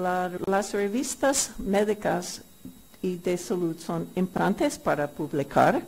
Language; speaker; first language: Spanish; non-native, fluent; English